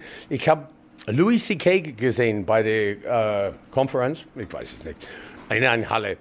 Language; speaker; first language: German; non-native, fluent; English